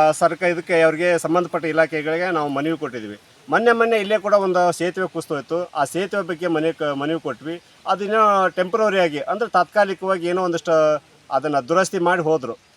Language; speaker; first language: Kannada; native; Kannada